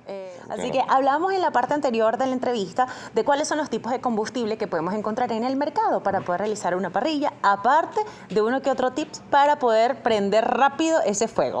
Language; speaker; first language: Spanish; native; Spanish